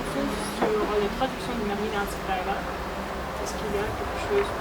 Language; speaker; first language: French; non-native, fluent; Russian